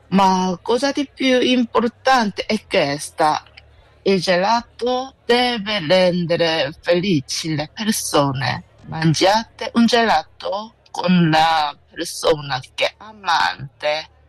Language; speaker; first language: Italian; non-native, learner; Korean